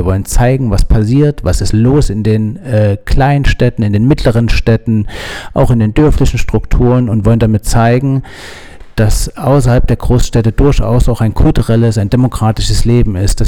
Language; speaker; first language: German; native; German